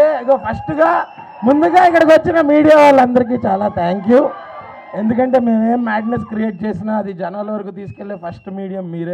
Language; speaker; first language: Telugu; native; Telugu